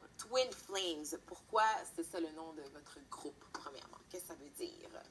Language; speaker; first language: French; native; French